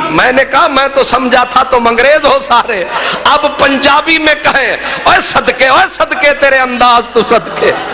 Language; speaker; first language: Urdu; non-native, local second language; Punjabi